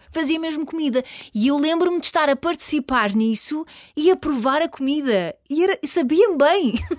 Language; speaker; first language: Portuguese; native; Portuguese